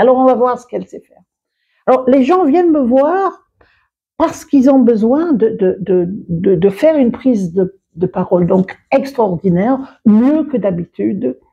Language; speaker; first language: French; non-native, fluent; English